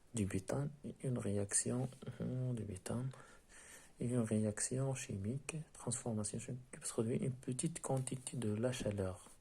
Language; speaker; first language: French; non-native, local second language; Arabic